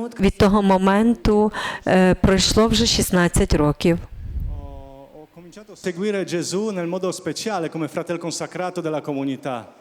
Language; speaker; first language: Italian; non-native, fluent; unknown